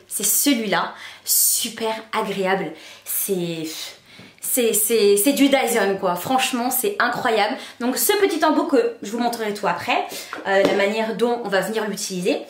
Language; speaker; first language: French; native; French